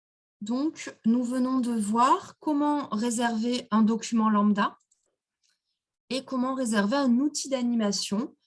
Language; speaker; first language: French; native; French